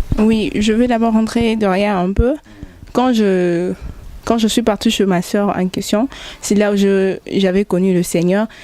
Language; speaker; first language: French; non-native, local second language; Lingala